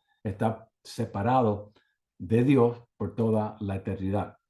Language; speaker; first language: Spanish; native; Spanish